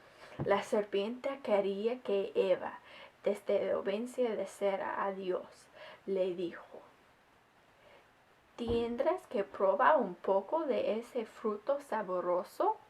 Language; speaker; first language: Spanish; non-native, learner; English